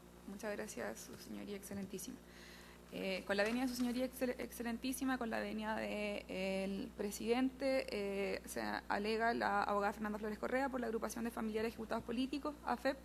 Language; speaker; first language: Spanish; native; Spanish